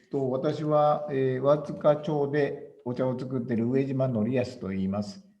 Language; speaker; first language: Japanese; native; Japanese